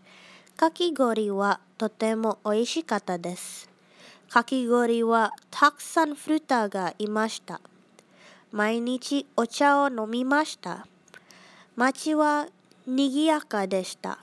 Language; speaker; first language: Japanese; non-native, learner; Indonesian